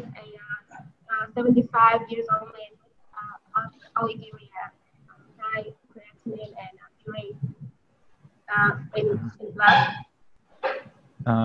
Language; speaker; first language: English; non-native, learner; Vietnamese